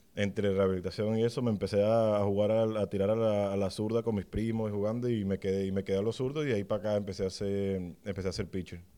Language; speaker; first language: Spanish; native; Spanish